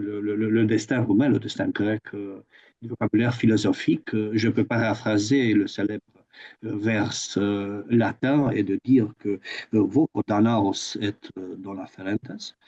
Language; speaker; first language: French; non-native, fluent; Romanian